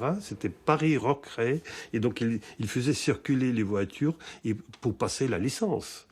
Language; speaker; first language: French; non-native, fluent; Russian